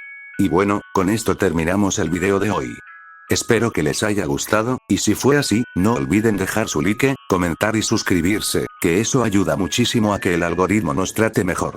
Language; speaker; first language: Spanish; native; Spanish